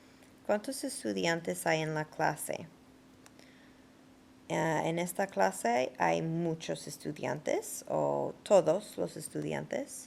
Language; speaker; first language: Spanish; non-native, fluent; English